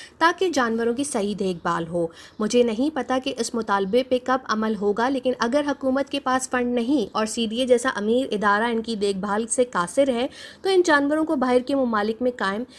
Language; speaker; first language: Urdu; native; Urdu